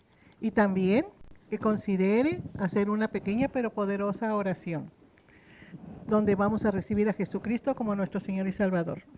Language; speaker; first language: Spanish; native; Spanish